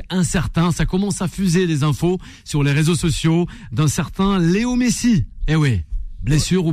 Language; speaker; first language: French; native; French